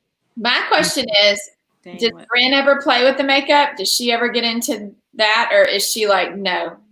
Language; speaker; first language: English; native; English